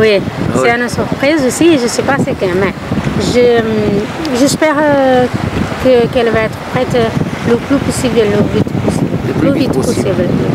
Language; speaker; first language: French; non-native, learner; Kabuverdianu